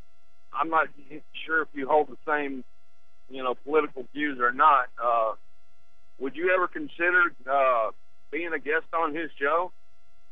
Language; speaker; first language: English; native; English